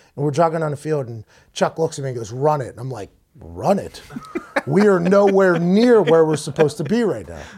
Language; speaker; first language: English; native; English